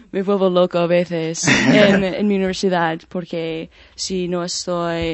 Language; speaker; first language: Spanish; non-native, fluent; English